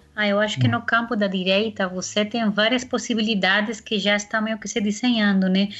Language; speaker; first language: Portuguese; non-native, fluent; Spanish